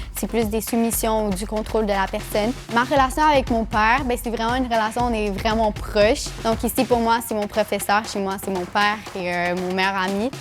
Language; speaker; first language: French; early bilingual, other home language; Portuguese